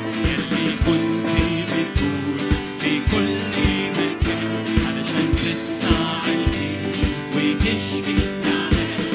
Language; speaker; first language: Arabic; native; Arabic